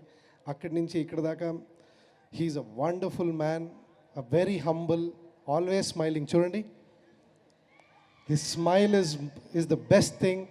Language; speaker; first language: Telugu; non-native, learner; Kannada